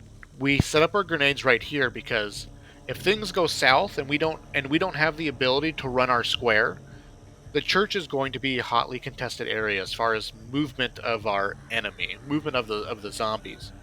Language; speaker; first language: English; native; English